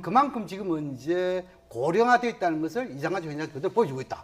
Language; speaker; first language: Korean; native; Korean